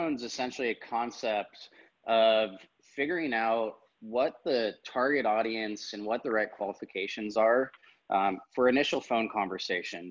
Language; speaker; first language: English; native; English